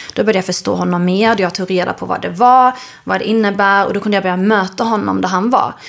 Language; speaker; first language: Swedish; early bilingual, other home language; Arabic